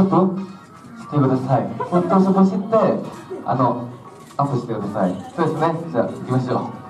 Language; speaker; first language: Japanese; non-native, learner; Korean